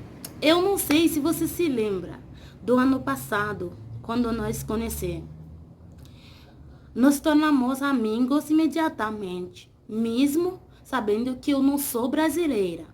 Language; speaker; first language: Portuguese; non-native, learner; Haitian Creole